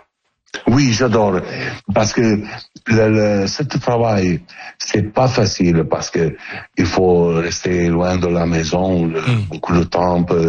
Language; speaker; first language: French; non-native, learner; Italian